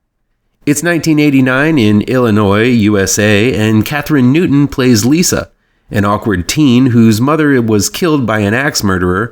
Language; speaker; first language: English; native; English